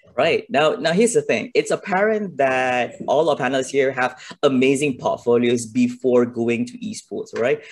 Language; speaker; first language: English; non-native, local second language; Malay